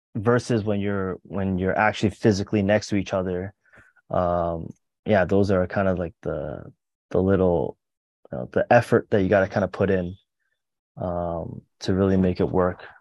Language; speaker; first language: English; native; English